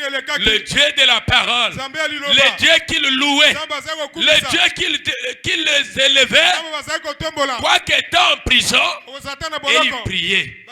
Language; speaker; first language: French; non-native, local second language; Lingala